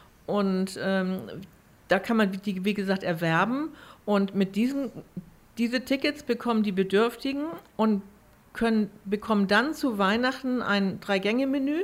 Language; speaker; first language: German; native; German